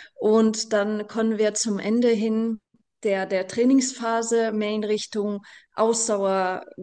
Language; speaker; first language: German; non-native, fluent; Portuguese